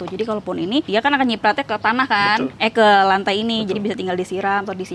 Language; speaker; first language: Indonesian; native; Indonesian